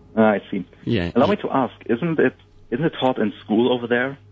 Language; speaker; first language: English; non-native, fluent; German